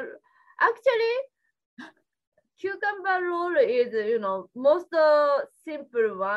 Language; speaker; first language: English; non-native, learner; Japanese